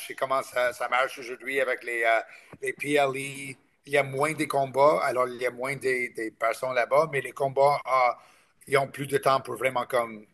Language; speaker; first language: French; non-native, local second language; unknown